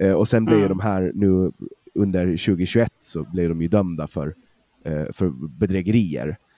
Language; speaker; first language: Swedish; non-native, fluent; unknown